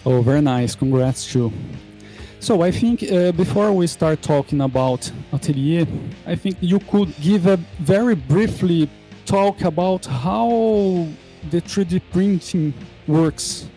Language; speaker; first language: English; non-native, fluent; Portuguese